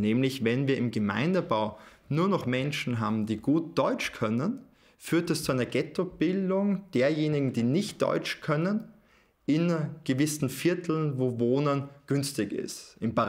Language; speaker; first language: German; native; German